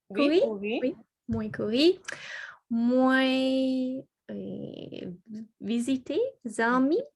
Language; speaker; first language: French; non-native, learner; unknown